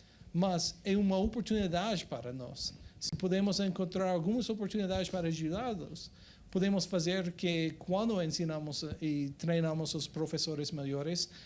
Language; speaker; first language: Portuguese; non-native, fluent; English